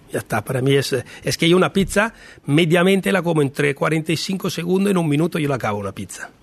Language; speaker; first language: Spanish; non-native, fluent; Italian